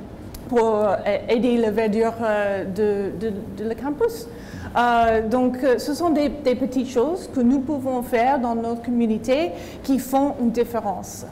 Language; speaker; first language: French; non-native, fluent; English